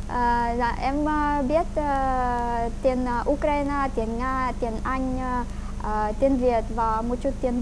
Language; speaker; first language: Vietnamese; non-native, fluent; Ukrainian